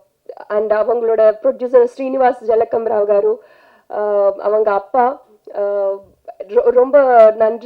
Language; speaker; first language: Tamil; non-native, learner; Telugu